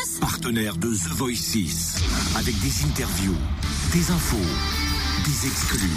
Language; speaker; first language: French; native; French